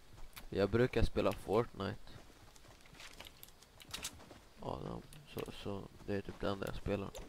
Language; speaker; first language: Swedish; native; Swedish